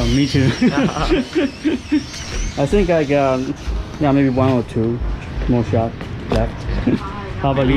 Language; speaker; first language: English; non-native, fluent; Chinese